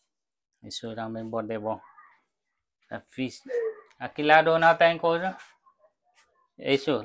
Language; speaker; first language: Portuguese; non-native, learner; Vietnamese